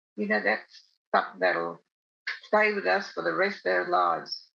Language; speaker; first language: English; native; English